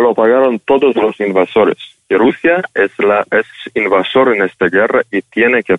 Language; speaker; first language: Spanish; non-native, fluent; Ukrainian